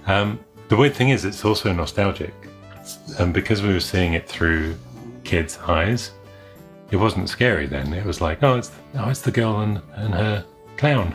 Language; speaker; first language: English; native; English